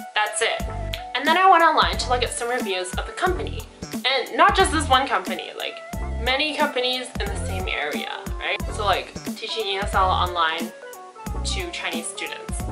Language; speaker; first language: English; native; English